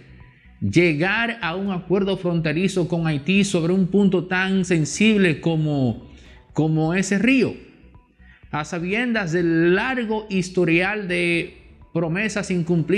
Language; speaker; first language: Spanish; native; Spanish